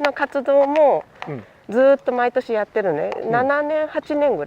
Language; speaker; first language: Japanese; native; Japanese